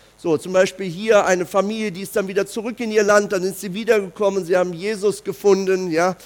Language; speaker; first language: German; native; German